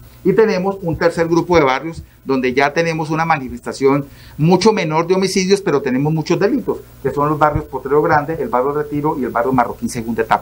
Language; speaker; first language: Spanish; native; Spanish